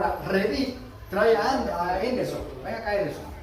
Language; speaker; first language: Spanish; native; Spanish